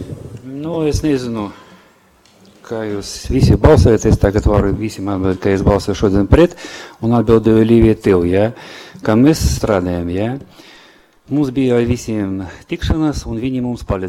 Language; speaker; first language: Latvian; non-native, local second language; Russian